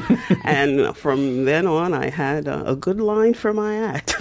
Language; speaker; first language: English; native; English